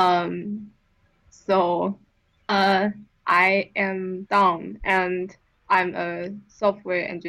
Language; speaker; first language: English; non-native, learner; Chinese